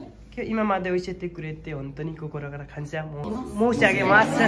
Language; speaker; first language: Japanese; non-native, learner; Nepali